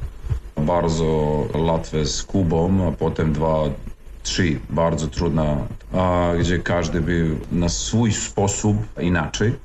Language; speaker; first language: Polish; non-native, fluent; Serbian